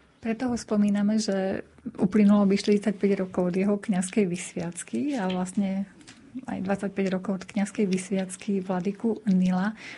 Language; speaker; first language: Slovak; native; Slovak